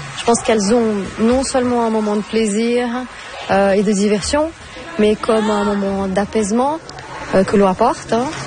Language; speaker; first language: French; non-native, fluent; Portuguese